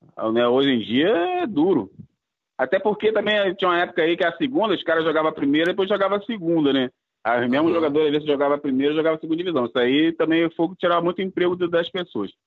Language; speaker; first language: Portuguese; native; Portuguese